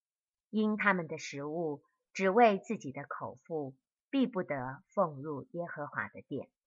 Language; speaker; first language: Chinese; native; Chinese